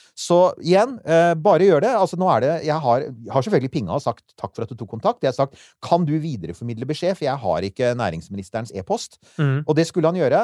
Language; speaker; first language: Norwegian; native; Norwegian